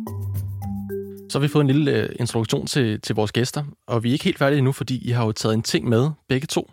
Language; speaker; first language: Danish; native; Danish